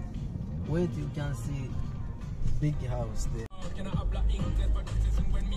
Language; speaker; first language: English; non-native, learner; Arabic